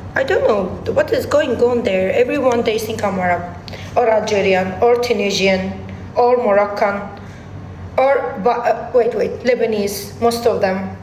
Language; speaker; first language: English; non-native, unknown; Azerbaijani